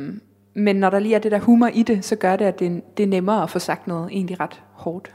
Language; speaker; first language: Danish; native; Danish